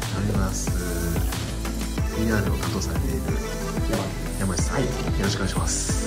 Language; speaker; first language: Japanese; native; Japanese